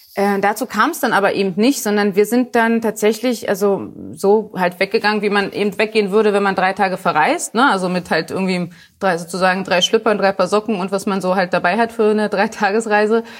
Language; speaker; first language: German; early bilingual, other home language; Polish